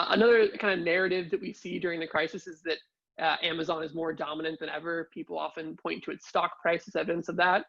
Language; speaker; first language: English; native; English